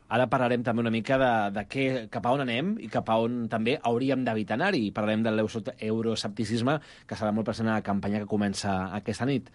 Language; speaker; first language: Catalan; native; Catalan